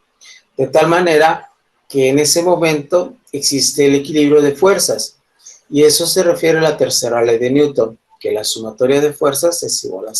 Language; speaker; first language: Spanish; native; Spanish